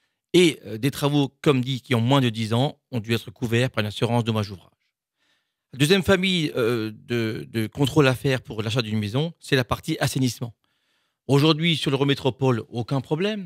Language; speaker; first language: French; native; French